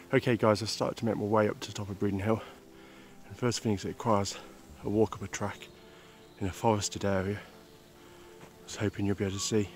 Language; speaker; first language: English; native; English